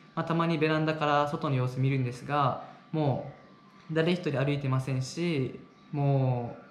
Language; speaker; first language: Japanese; native; Japanese